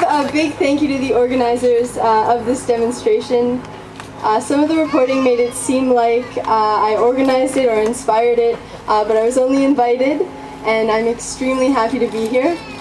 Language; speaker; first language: English; native; English